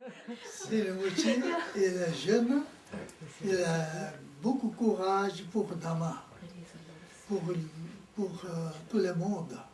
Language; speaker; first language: French; non-native, learner; Tibetan